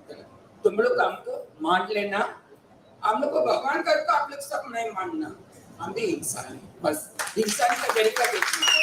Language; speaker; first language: Hindi; non-native, local second language; Tamil